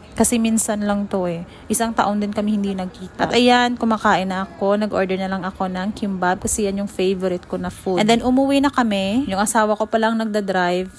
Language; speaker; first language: Filipino; non-native, local second language; Hiligaynon